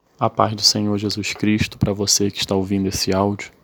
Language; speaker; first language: Portuguese; native; Portuguese